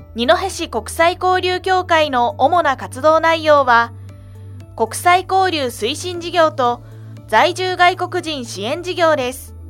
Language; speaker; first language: Japanese; native; Japanese